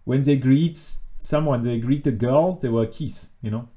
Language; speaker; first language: English; non-native, fluent; French